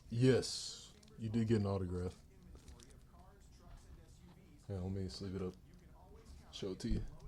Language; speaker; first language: English; native; English